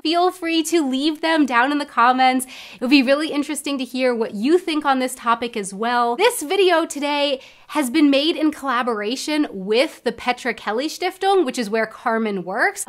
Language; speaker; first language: English; native; English